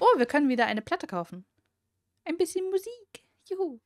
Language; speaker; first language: German; native; German